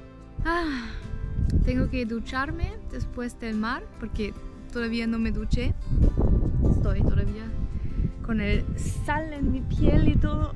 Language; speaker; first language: Spanish; non-native, fluent; German